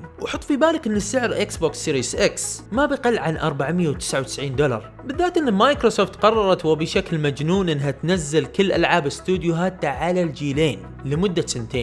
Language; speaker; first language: Arabic; native; Arabic